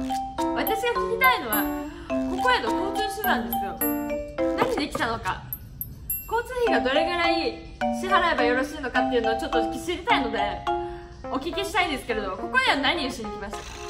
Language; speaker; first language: Japanese; native; Japanese